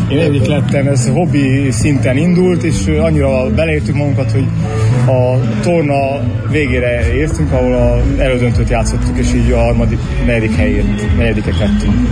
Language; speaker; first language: Hungarian; native; Hungarian